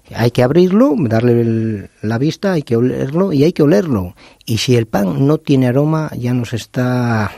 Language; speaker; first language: Spanish; native; Spanish